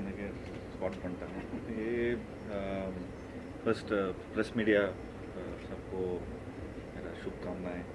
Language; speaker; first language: Hindi; non-native, local second language; Tamil